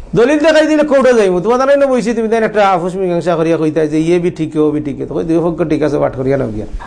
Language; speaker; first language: Bangla; native; Bangla